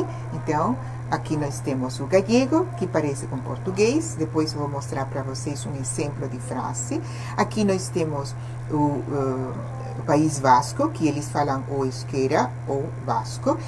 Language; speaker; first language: Portuguese; non-native, fluent; Spanish